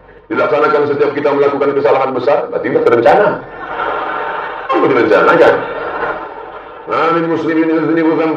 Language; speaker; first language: Indonesian; non-native, local second language; Malay